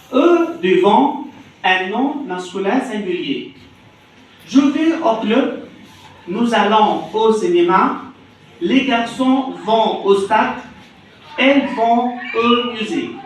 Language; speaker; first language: French; non-native, fluent; Arabic